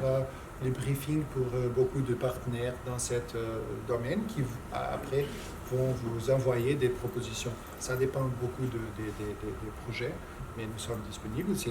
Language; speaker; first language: French; non-native, fluent; Portuguese